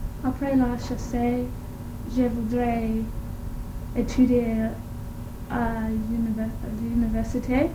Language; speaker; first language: French; non-native, learner; English